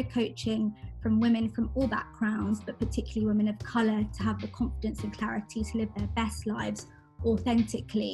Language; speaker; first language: English; native; English